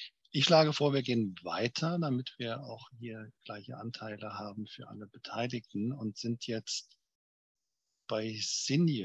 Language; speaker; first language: German; native; German